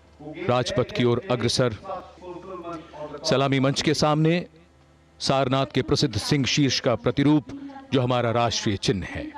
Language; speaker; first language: Hindi; native; Hindi